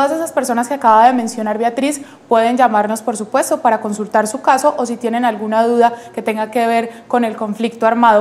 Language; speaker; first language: Spanish; native; Spanish